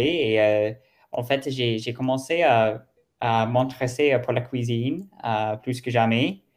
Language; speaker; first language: French; non-native, learner; German